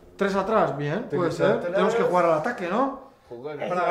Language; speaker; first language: Spanish; native; Spanish